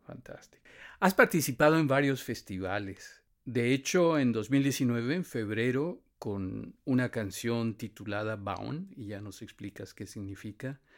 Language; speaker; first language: Spanish; native; Spanish